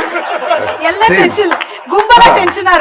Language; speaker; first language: Tamil; native; Tamil